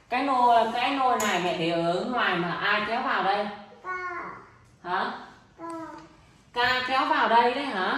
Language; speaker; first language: Vietnamese; native; Vietnamese